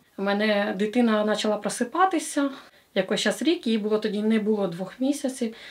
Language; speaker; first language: Ukrainian; native; Ukrainian